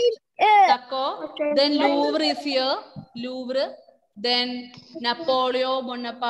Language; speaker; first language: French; non-native, fluent; Malayalam